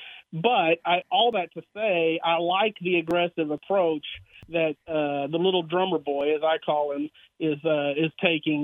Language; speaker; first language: English; native; English